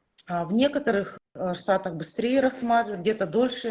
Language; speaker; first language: Russian; native; Russian